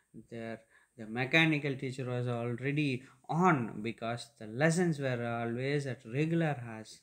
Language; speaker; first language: English; non-native, local second language; Tamil